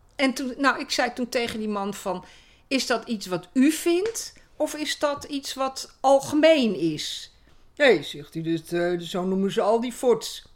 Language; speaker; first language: Dutch; native; Dutch